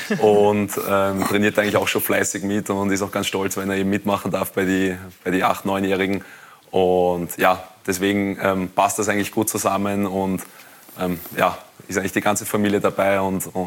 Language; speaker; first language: German; native; German